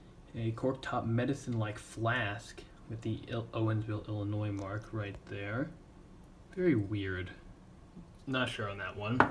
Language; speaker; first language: English; native; English